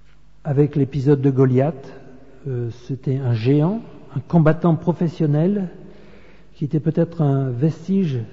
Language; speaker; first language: French; native; French